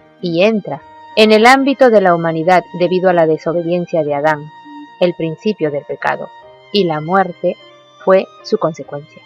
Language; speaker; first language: Spanish; native; Spanish